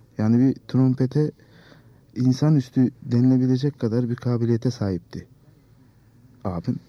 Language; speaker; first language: Turkish; native; Turkish